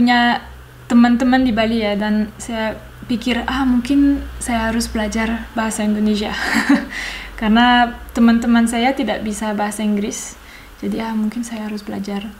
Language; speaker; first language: Indonesian; non-native, fluent; French